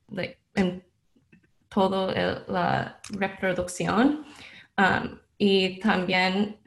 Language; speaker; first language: Spanish; non-native, learner; English